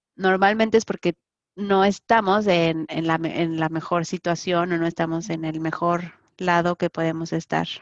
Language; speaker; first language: Spanish; native; Spanish